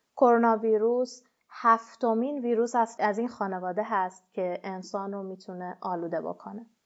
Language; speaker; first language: Persian; native; Persian